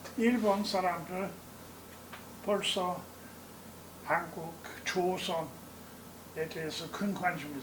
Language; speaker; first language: Korean; non-native, learner; English